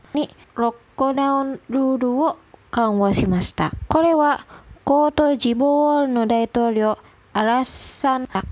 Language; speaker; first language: Japanese; non-native, fluent; Indonesian